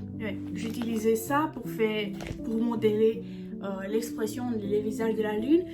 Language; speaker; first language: French; non-native, learner; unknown